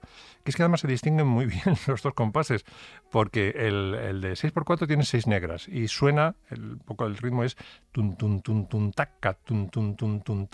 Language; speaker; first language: Spanish; native; Spanish